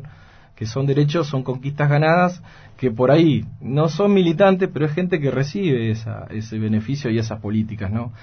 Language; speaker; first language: Spanish; native; Spanish